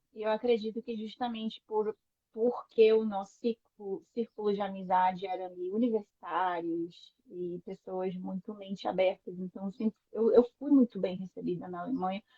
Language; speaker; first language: Portuguese; native; Portuguese